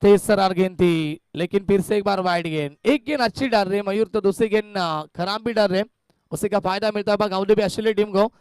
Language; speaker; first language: Hindi; non-native, local second language; Marathi